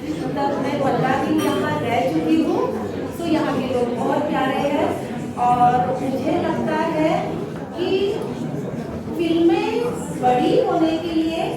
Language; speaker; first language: Hindi; non-native, local second language; Marathi